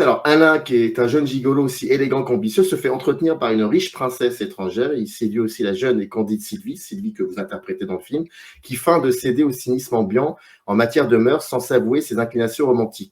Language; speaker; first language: French; native; French